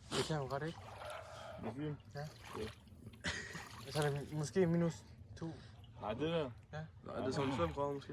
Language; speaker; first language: Danish; non-native, learner; Thai